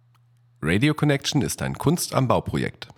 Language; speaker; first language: German; native; German